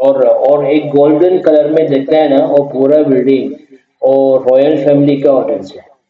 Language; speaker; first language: Hindi; non-native, learner; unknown